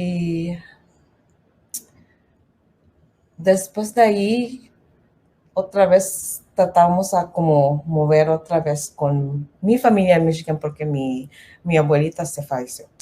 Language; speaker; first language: Spanish; non-native, learner; English